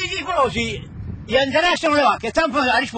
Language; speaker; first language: Italian; native; Italian